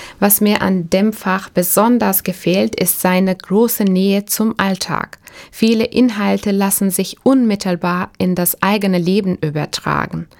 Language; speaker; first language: German; non-native, fluent; Turkish